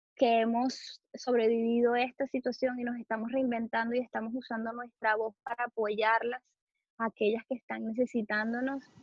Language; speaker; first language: Spanish; native; Spanish